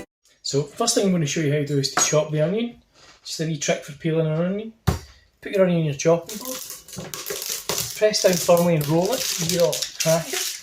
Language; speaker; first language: English; native; English